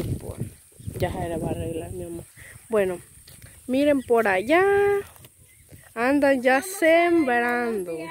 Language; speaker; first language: Spanish; native; Spanish